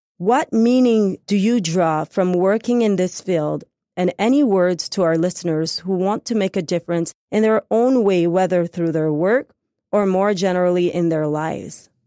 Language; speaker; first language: English; native; English